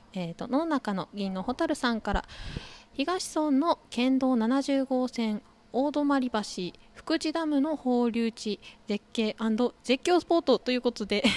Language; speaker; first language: Japanese; native; Japanese